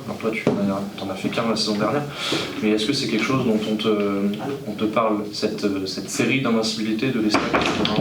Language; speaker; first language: French; native; French